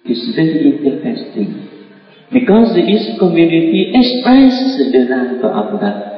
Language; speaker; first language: English; non-native, learner; Vietnamese